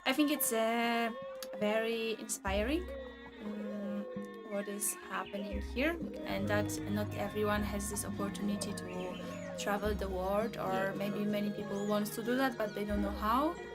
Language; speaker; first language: English; non-native, fluent; Polish